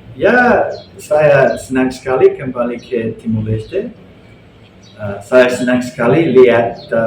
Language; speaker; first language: Indonesian; non-native, fluent; English